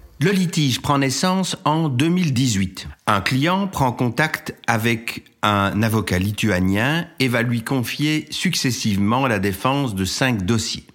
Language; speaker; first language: French; native; French